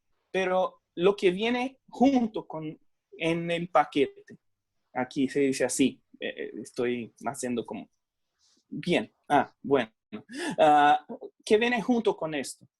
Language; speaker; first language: Spanish; non-native, fluent; Portuguese